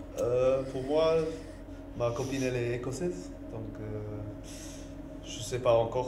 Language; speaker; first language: French; non-native, learner; English